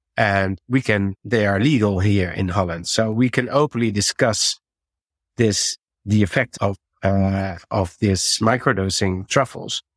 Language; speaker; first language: English; non-native, fluent; Dutch